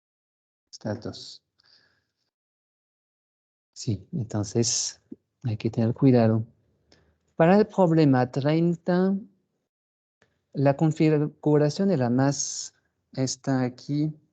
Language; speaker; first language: Spanish; non-native, fluent; French